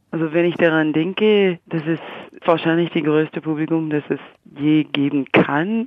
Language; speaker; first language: German; non-native, fluent; English